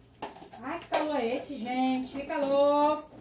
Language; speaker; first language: Portuguese; native; Portuguese